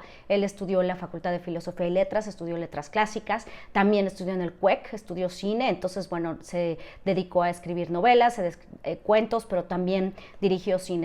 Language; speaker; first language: Spanish; native; Spanish